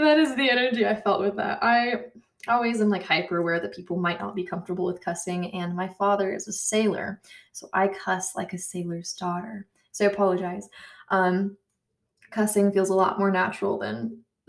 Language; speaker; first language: English; native; English